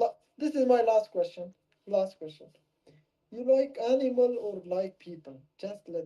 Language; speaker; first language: English; non-native, learner; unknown